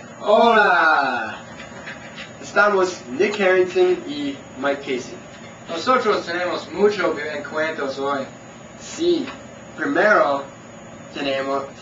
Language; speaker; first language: Spanish; non-native, learner; English